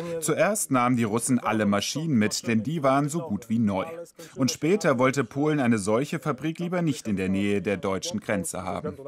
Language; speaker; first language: German; native; German